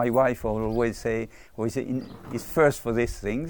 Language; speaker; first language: English; non-native, fluent; French